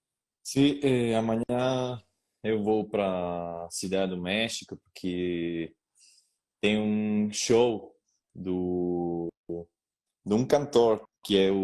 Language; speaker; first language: Portuguese; non-native, learner; Spanish